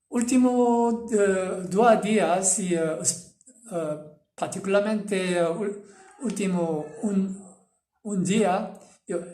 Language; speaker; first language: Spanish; non-native, learner; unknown